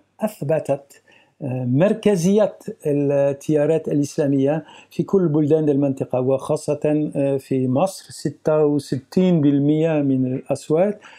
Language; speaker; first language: Arabic; non-native, fluent; French